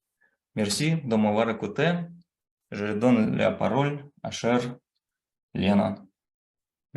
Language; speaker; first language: French; non-native, fluent; Russian